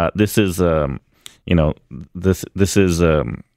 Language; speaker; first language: English; native; English